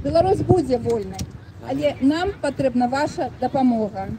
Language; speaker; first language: Ukrainian; non-native, learner; Belarusian